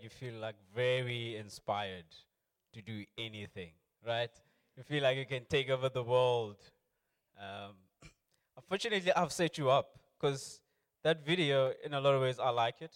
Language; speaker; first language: English; non-native, local second language; Tswana